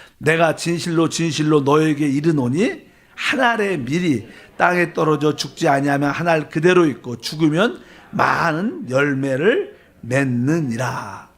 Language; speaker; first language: Korean; native; Korean